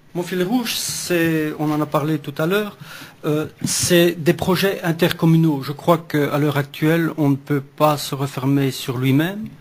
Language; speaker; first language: French; native; French